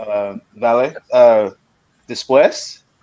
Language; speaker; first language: Spanish; non-native, learner; English